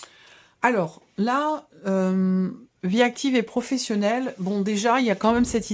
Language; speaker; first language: French; native; French